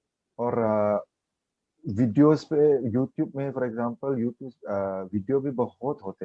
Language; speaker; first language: Hindi; non-native, learner; Chinese